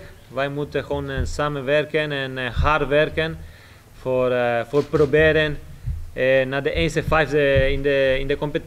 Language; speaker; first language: Dutch; non-native, learner; Spanish